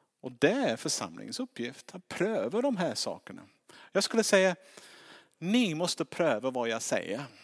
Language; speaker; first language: Swedish; non-native, fluent; English